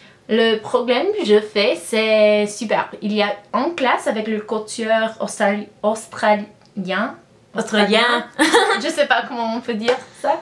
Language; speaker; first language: French; non-native, learner; English